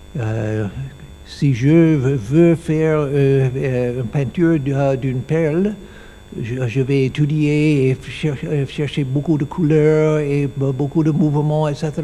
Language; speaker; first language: French; non-native, learner; English